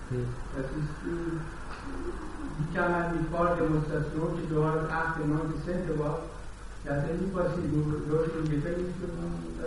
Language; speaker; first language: German; non-native, learner; Persian